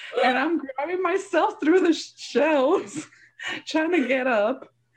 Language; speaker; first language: English; early bilingual, other home language; Spanish